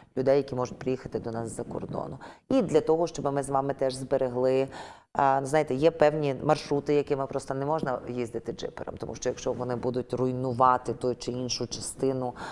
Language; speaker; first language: Ukrainian; native; Ukrainian